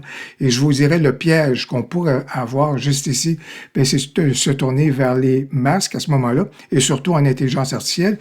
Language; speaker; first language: French; native; French